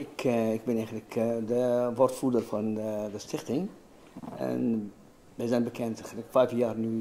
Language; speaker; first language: Dutch; non-native, learner; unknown